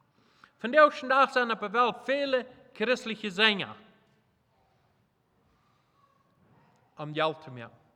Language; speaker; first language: German; non-native, local second language; Plautdietsch